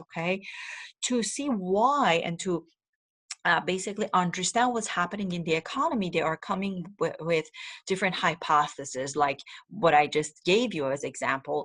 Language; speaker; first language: English; non-native, fluent; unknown